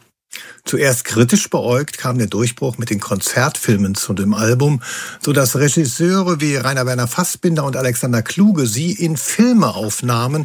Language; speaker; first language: German; native; German